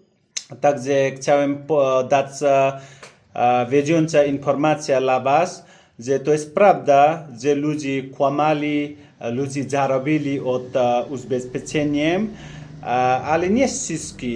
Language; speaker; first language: Polish; non-native, learner; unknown